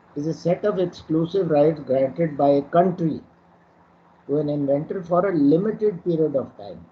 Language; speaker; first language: English; non-native, local second language; Urdu